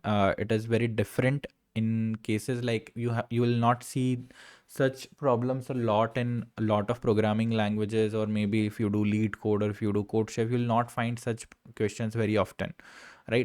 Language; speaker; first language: English; non-native, local second language; Hindi